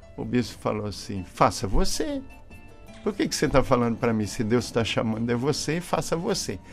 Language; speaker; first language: Portuguese; native; Portuguese